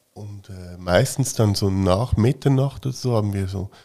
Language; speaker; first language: German; native; German